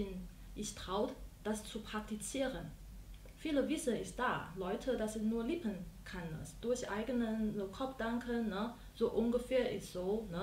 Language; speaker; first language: German; non-native, learner; Chinese